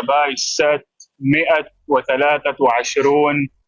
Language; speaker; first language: Arabic; native; Arabic